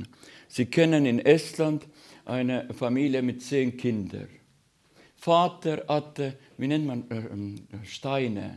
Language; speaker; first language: German; non-native, learner; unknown